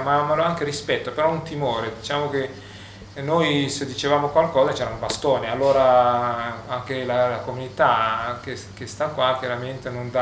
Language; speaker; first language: Italian; non-native, fluent; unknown